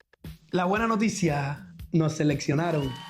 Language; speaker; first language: Spanish; native; Spanish